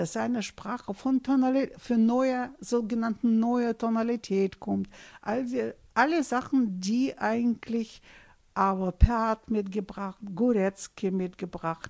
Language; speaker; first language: German; non-native, fluent; Russian